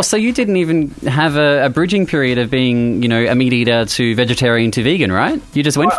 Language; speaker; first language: English; native; English